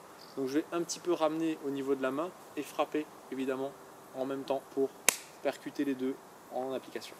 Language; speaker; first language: French; native; French